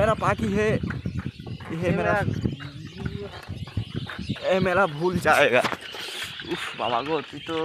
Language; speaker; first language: Hindi; non-native, local second language; Bangla